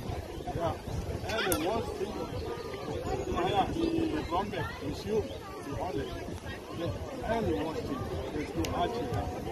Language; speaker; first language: Danish; non-native, learner; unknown